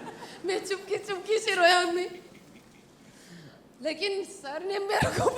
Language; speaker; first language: Hindi; non-native, local second language; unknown